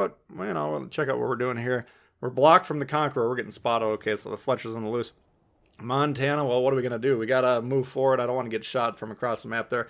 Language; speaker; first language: English; native; English